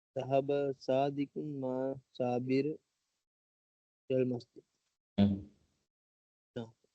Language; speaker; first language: Arabic; non-native, learner; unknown